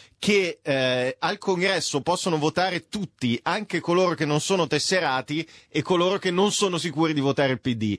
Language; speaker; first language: Italian; native; Italian